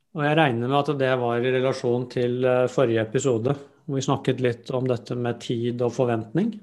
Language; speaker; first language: Norwegian; native; Norwegian